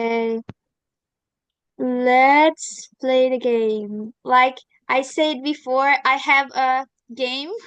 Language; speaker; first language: English; non-native, learner; Indonesian